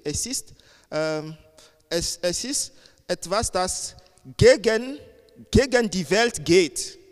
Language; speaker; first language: German; non-native, fluent; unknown